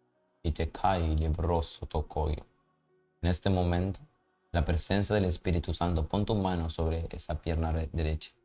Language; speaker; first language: Spanish; native; Spanish